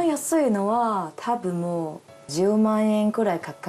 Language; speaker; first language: Japanese; non-native, learner; Cantonese